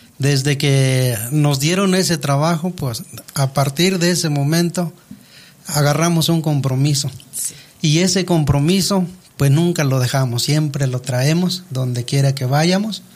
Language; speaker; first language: Spanish; non-native, local second language; Nahuatl languages